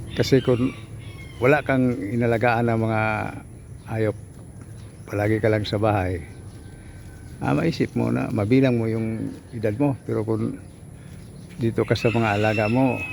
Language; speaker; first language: Filipino; non-native, local second language; Cebuano